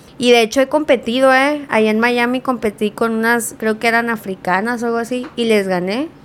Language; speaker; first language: Spanish; early bilingual, heritage; Spanish